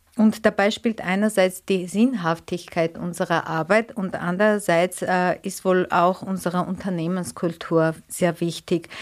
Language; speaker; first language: German; non-native, fluent; Armenian